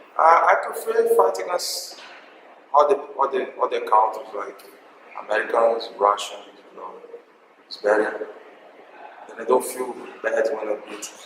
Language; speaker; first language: English; non-native, learner; Portuguese